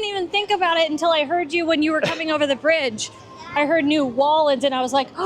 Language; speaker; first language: English; native; English